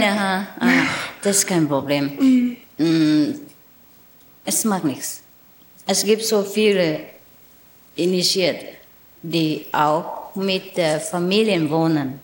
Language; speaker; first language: German; non-native, learner; Vietnamese